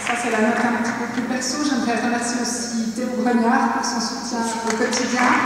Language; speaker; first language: French; native; French